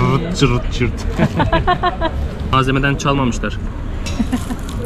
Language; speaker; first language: Turkish; native; Turkish